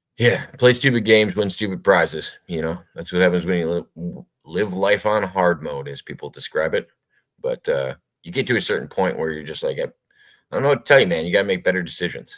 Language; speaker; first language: English; native; English